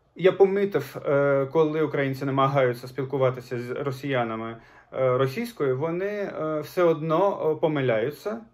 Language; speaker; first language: Ukrainian; non-native, fluent; Azerbaijani